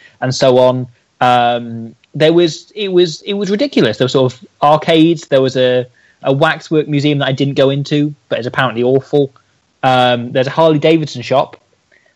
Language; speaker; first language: English; native; English